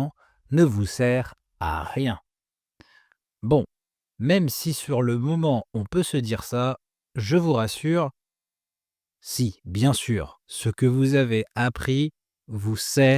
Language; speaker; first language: French; native; French